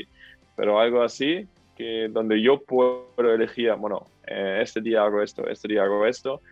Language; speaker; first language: Spanish; non-native, fluent; German